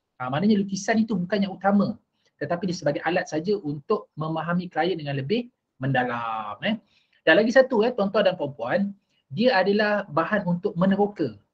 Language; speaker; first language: Malay; native; Malay